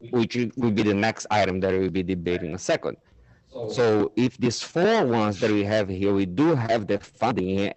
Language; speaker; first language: English; non-native, fluent; Portuguese